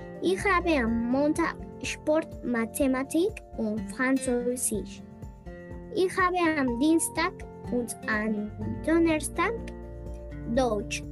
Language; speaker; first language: German; non-native, learner; Spanish